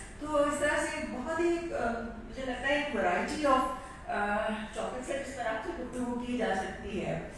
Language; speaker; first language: Urdu; native; Urdu